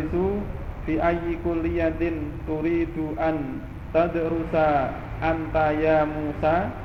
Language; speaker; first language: Arabic; non-native, learner; Indonesian